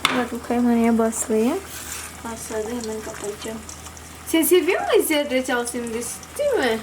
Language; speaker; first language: Turkish; non-native, learner; Indonesian